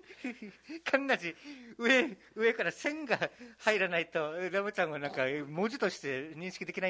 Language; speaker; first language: Japanese; native; Japanese